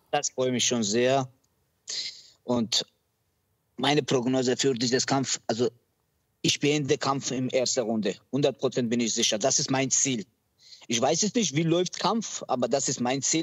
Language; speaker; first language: German; non-native, learner; Georgian